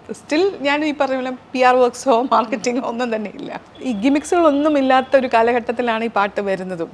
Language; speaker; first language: Malayalam; non-native, local second language; Urdu